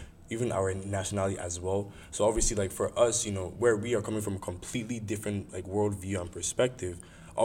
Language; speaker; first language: English; non-native, local second language; Igbo